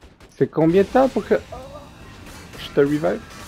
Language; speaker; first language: French; native; French